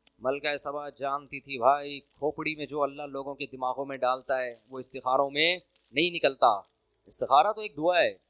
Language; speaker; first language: Urdu; native; Urdu